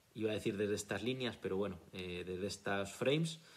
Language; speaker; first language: Spanish; native; Spanish